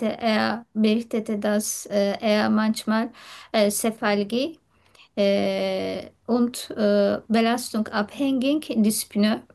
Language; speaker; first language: German; non-native, learner; Turkish